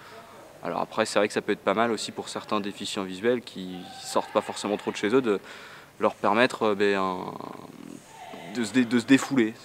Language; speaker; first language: French; native; French